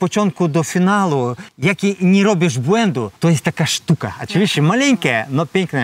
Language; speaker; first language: Polish; non-native, learner; Russian